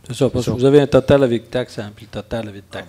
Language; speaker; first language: French; native; French